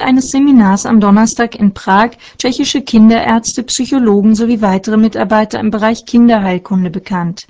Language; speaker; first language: German; native; German